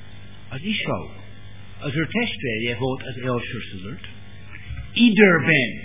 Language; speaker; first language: Hungarian; non-native, learner; English